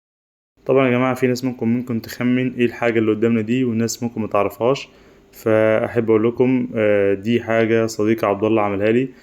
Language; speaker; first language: Arabic; native; Arabic